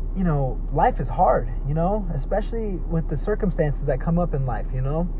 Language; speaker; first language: English; native; English